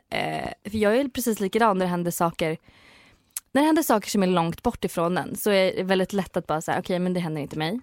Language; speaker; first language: Swedish; native; Swedish